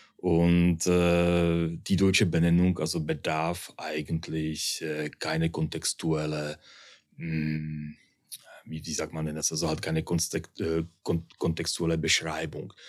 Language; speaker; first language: German; early bilingual, heritage; Czech